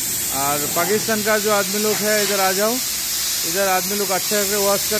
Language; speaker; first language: Hindi; non-native, learner; Bangla